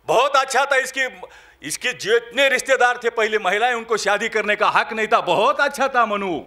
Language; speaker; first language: Hindi; non-native, local second language; Marathi